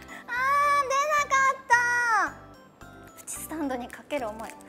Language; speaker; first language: Japanese; native; Japanese